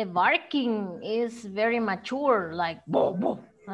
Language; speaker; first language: English; non-native, fluent; Spanish